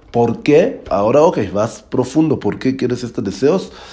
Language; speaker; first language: Spanish; non-native, learner; Hebrew